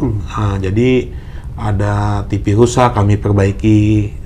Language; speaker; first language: Indonesian; native; Indonesian